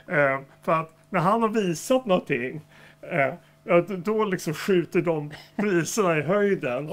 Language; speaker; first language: Swedish; native; Swedish